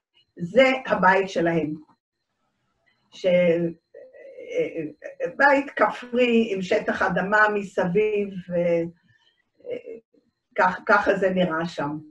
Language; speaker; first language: Hebrew; early bilingual, other home language; Dutch